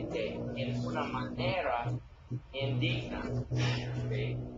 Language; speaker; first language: Spanish; non-native, learner; English